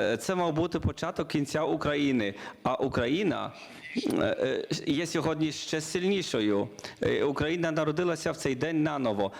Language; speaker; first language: Ukrainian; non-native, learner; Polish